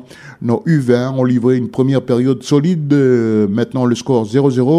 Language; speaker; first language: French; native; French